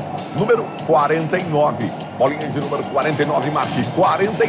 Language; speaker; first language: Portuguese; native; Portuguese